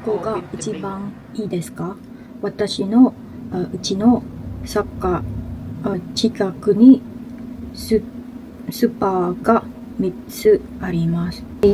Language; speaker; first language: Japanese; non-native, learner; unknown